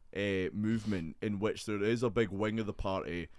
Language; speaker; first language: English; native; English